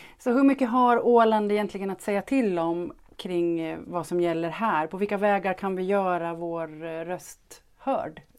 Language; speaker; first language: Swedish; native; Swedish